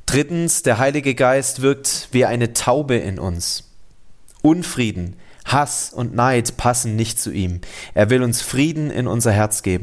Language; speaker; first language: German; native; German